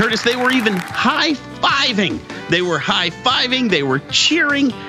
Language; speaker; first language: English; native; English